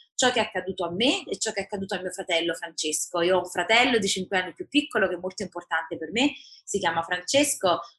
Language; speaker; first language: Italian; native; Italian